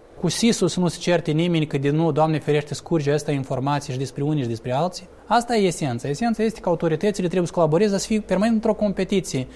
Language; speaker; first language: Romanian; native; Romanian